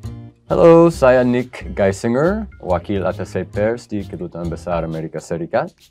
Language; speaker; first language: Indonesian; non-native, fluent; English